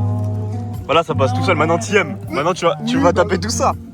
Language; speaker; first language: French; native; French